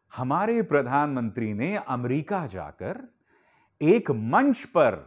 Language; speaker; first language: Hindi; native; Hindi